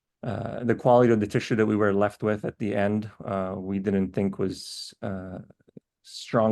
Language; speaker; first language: English; native; English